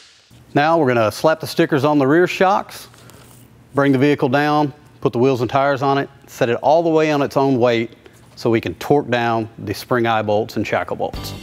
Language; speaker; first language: English; native; English